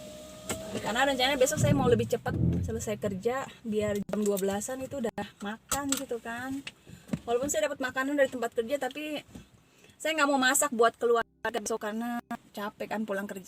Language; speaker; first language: Indonesian; native; Indonesian